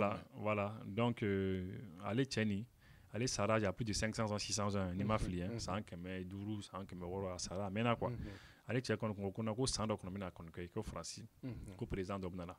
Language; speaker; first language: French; non-native, local second language; Bambara